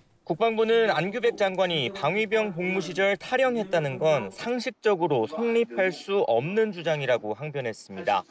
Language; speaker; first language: Korean; native; Korean